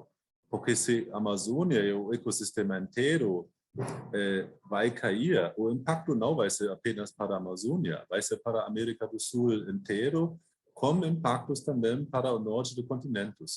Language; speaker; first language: Portuguese; non-native, fluent; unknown